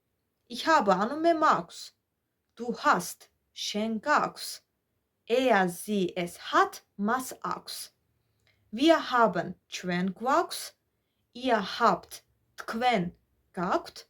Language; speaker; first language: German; non-native, fluent; Georgian